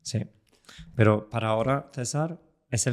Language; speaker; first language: Spanish; non-native, fluent; English